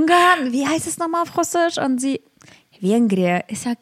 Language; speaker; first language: German; early bilingual, other home language; Russian